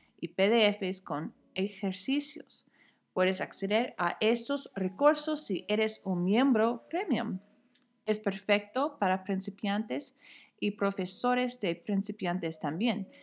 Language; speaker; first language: Spanish; non-native, fluent; English